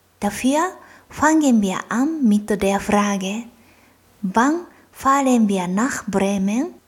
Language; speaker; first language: German; non-native, fluent; Japanese